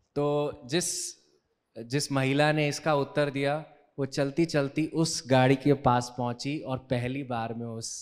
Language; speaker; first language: Hindi; native; Hindi